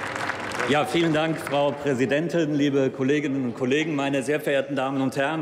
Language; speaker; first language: German; native; German